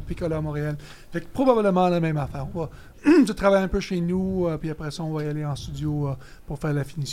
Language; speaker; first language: French; native; French